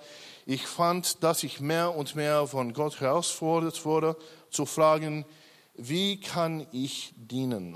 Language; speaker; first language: German; non-native, learner; English